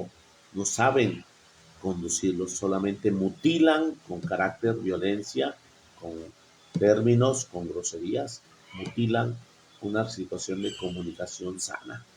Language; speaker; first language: Spanish; native; Spanish